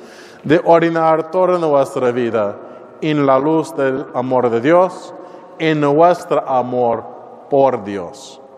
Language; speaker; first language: Spanish; non-native, learner; English